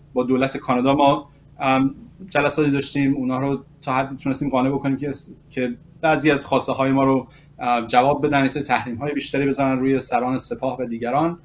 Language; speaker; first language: Persian; early bilingual, other home language; English